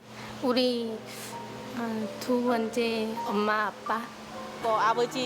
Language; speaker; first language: Korean; non-native, learner; Vietnamese